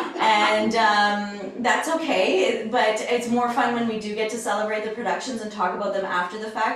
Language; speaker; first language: English; native; English